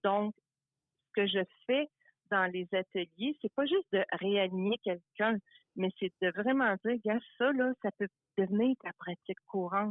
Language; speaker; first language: French; native; French